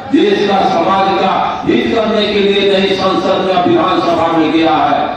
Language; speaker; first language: Hindi; native; Hindi